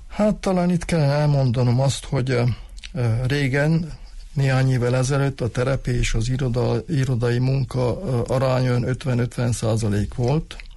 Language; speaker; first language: Hungarian; native; Hungarian